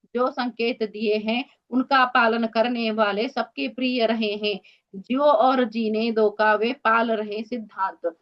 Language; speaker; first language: Hindi; non-native, local second language; Kannada